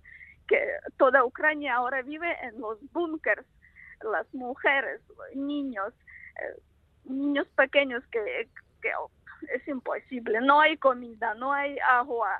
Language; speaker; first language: Spanish; non-native, fluent; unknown